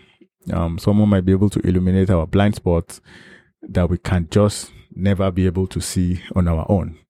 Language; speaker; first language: English; non-native, local second language; Yoruba